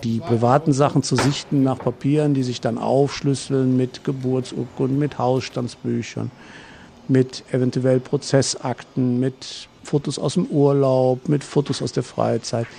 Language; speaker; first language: German; native; German